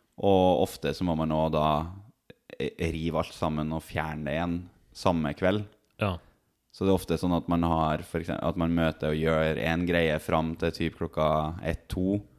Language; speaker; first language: Norwegian; native; Norwegian